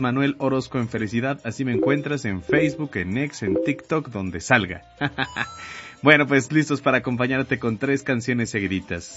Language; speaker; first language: Spanish; native; Spanish